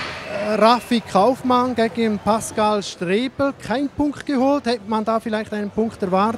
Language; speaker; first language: German; native; German